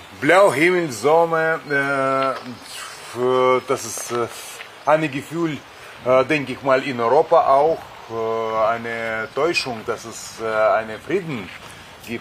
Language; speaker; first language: German; non-native, fluent; Russian